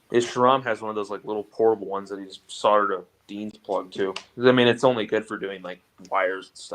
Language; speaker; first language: English; native; English